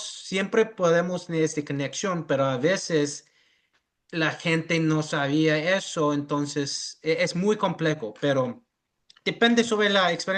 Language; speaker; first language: Spanish; early bilingual, heritage; English